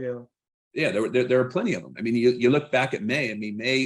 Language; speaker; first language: English; native; English